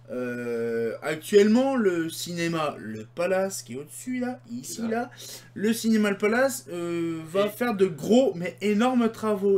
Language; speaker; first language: French; native; French